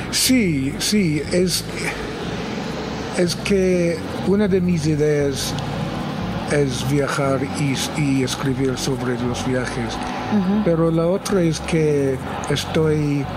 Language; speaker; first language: Spanish; non-native, fluent; English